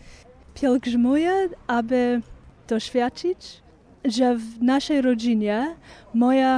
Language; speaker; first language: Polish; non-native, fluent; English